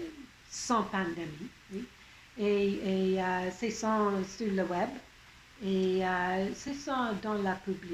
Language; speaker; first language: French; non-native, local second language; English